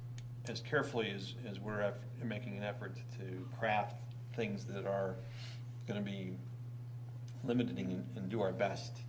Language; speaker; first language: English; native; English